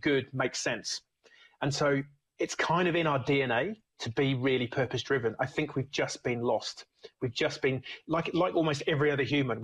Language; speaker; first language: English; native; English